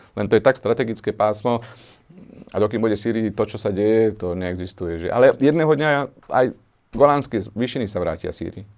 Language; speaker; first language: Slovak; native; Slovak